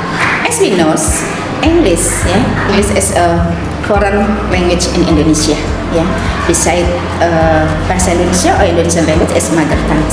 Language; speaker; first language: English; non-native, learner; Indonesian